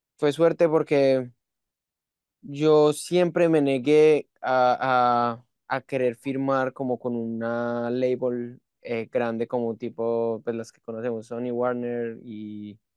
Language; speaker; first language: Spanish; native; Spanish